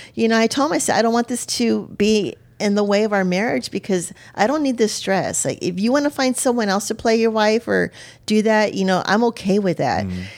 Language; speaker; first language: English; native; English